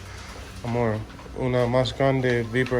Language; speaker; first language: Spanish; non-native, learner; English